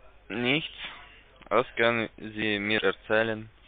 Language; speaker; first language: German; non-native, learner; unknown